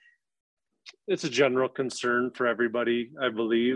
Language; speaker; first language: English; native; English